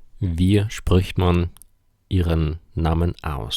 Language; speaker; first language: German; non-native, fluent; Ukrainian